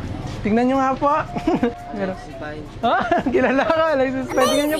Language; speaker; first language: Filipino; native; Filipino